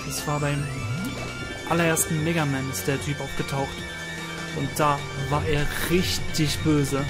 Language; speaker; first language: German; native; German